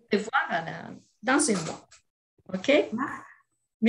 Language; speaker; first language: French; non-native, fluent; Italian